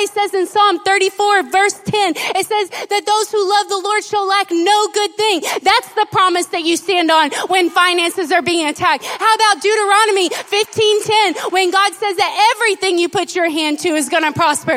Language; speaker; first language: English; native; English